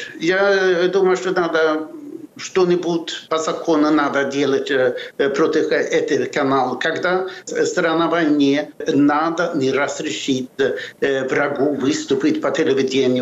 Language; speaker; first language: Russian; non-native, fluent; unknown